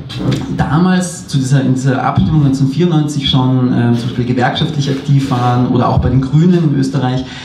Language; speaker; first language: German; native; German